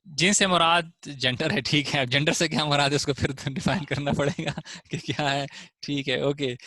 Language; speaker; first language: Urdu; non-native, local second language; Punjabi